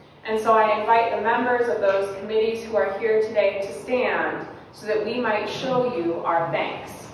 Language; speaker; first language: English; native; English